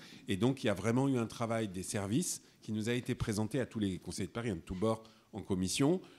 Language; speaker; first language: French; native; French